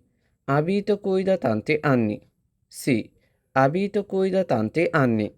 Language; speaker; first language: Italian; non-native, fluent; Bangla